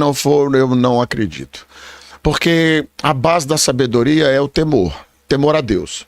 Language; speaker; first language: Portuguese; native; Portuguese